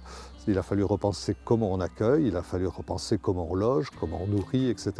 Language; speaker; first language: French; native; French